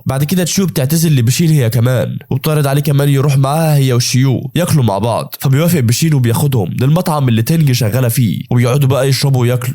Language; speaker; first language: Arabic; native; Arabic